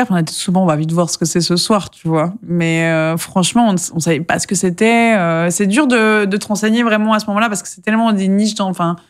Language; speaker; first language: French; native; French